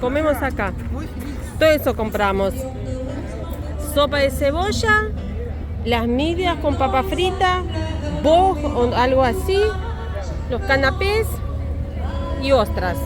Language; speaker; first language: Spanish; non-native, fluent; Russian